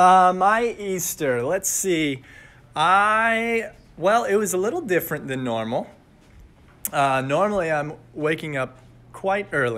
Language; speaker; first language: English; native; English